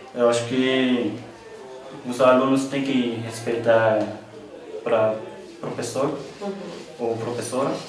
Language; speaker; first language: Portuguese; non-native, learner; Korean